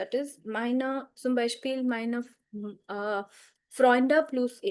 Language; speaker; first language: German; non-native, fluent; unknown